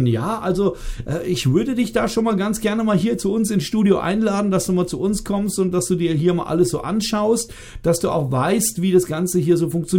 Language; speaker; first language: German; native; German